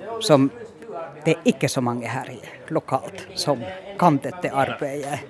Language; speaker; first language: Norwegian; non-native, fluent; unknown